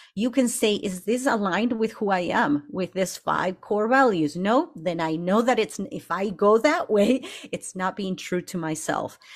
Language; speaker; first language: English; early bilingual, other home language; Spanish